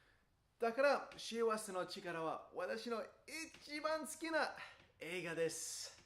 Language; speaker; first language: Japanese; non-native, fluent; English